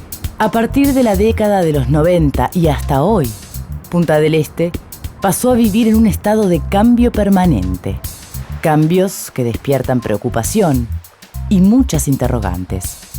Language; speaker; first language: Spanish; native; Spanish